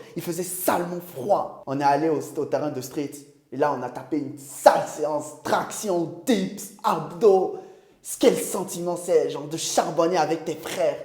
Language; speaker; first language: French; non-native, local second language; Ewe